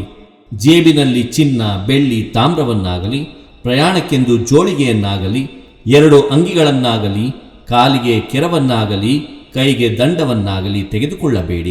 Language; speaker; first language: Kannada; native; Kannada